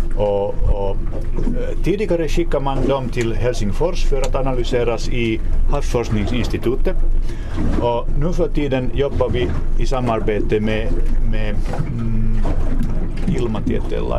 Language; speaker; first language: Swedish; non-native, local second language; Finnish